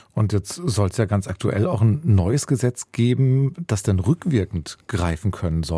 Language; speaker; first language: German; native; German